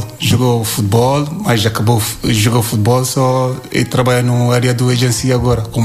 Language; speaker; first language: Portuguese; non-native, learner; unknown